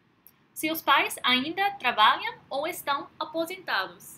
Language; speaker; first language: Portuguese; non-native, fluent; English